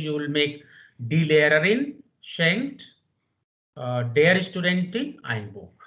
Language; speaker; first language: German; non-native, fluent; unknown